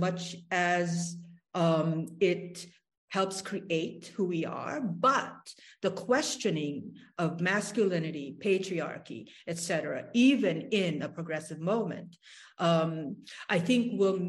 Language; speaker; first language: English; non-native, local second language; Waray